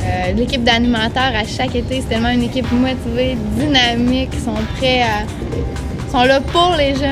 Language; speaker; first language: French; native; French